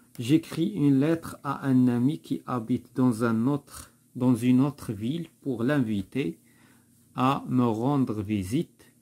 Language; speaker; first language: French; non-native, local second language; Arabic